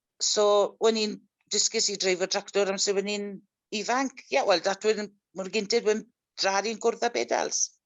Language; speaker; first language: Welsh; native; Welsh